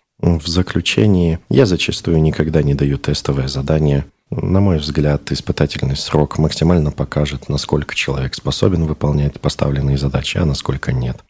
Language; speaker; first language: Russian; native; Russian